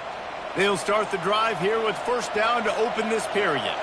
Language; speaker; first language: English; native; English